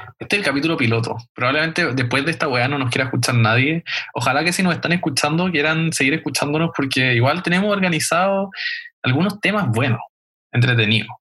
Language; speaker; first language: Spanish; native; Spanish